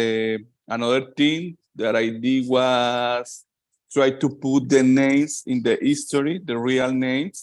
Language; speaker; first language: English; non-native, learner; Spanish